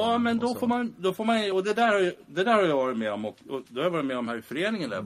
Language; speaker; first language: Swedish; native; Swedish